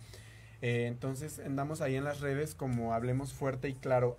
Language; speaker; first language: Spanish; native; Spanish